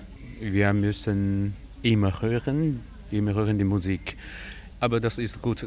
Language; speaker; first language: German; non-native, learner; Chinese